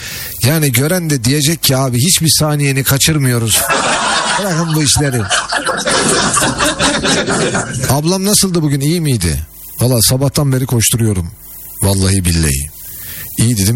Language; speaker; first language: Turkish; native; Turkish